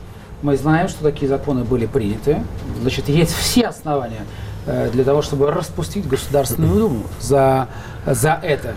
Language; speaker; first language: Russian; native; Russian